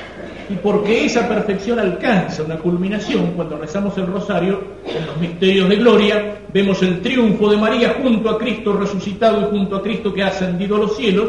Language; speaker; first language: Spanish; native; Spanish